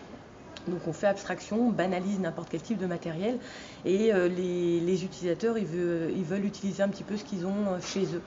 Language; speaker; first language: French; native; French